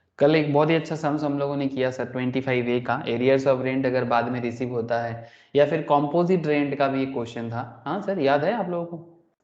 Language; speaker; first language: Hindi; non-native, local second language; Bangla